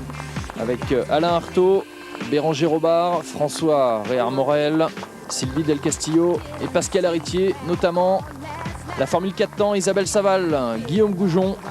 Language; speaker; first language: French; native; French